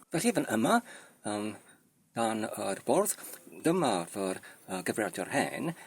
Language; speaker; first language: Welsh; non-native, learner; Polish